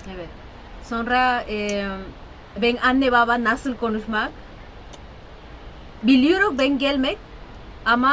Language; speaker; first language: Turkish; non-native, learner; Spanish